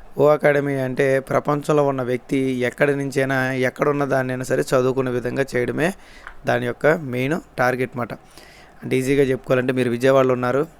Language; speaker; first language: Telugu; native; Telugu